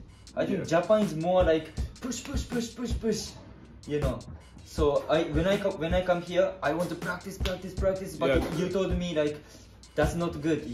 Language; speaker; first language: English; non-native, learner; Japanese